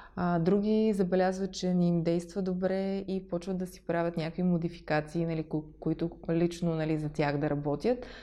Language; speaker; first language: Bulgarian; native; Bulgarian